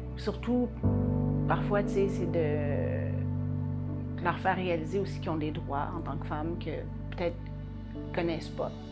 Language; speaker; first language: French; native; French